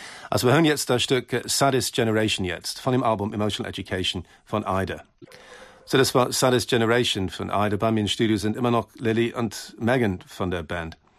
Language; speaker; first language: German; non-native, fluent; English